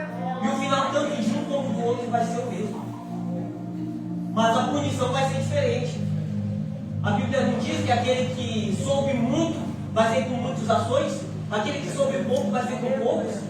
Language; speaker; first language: Portuguese; native; Portuguese